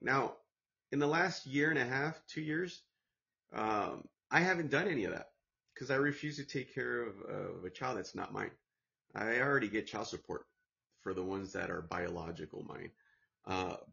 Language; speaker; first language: English; native; English